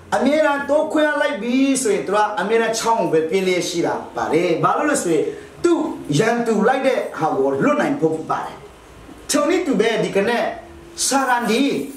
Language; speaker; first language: Burmese; non-native, local second language; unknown